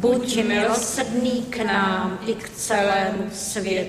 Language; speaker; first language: Czech; native; Czech